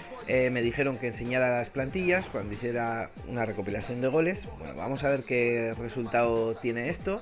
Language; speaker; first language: Spanish; native; Spanish